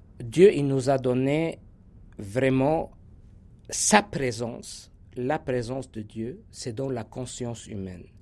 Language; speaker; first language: French; non-native, local second language; Arabic